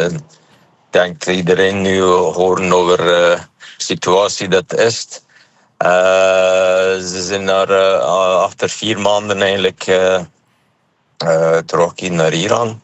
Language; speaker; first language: Dutch; non-native, fluent; Persian